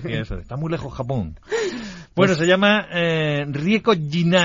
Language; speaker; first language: Spanish; native; Spanish